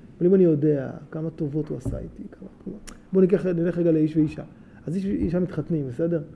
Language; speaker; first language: Hebrew; native; Hebrew